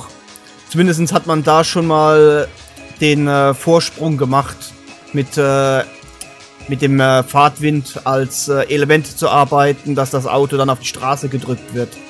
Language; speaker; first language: German; native; German